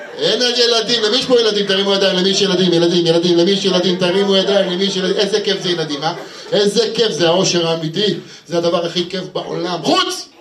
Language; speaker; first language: Hebrew; native; Hebrew